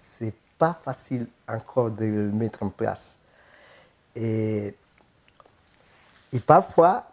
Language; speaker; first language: French; non-native, fluent; Spanish